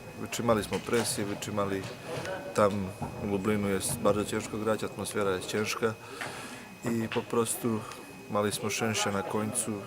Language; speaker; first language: Polish; non-native, learner; Serbian